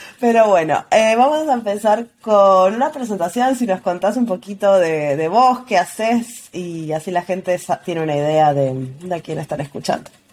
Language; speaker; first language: Spanish; native; Spanish